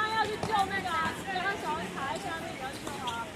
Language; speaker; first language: Chinese; native; Chinese